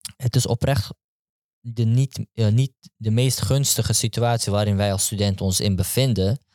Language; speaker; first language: Dutch; early bilingual, other home language; Turkish